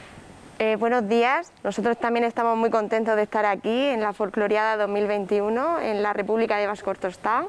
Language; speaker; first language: Spanish; native; Spanish